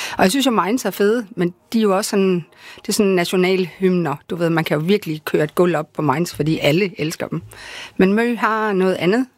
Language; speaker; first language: Danish; native; Danish